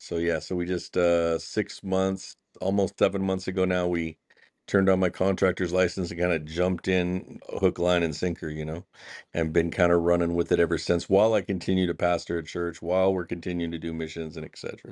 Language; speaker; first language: English; native; English